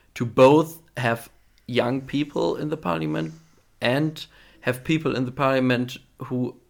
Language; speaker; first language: English; non-native, fluent; German